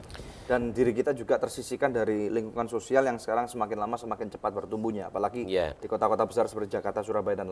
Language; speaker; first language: Indonesian; native; Indonesian